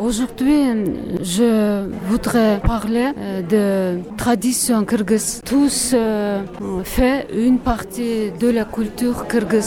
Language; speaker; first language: French; non-native, learner; Kyrgyz